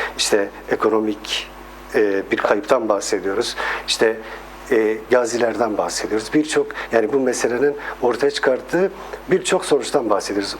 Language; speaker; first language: Turkish; non-native, local second language; Kurdish